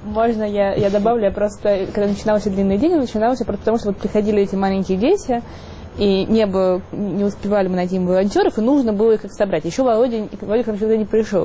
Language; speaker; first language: Russian; native; Russian